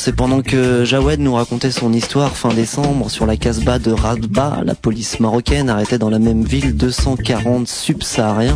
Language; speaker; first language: French; native; French